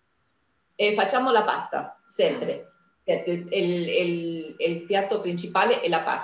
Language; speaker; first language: Italian; non-native, fluent; Spanish